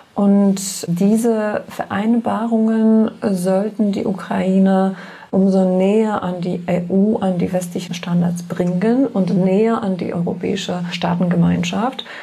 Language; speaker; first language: German; non-native, fluent; Polish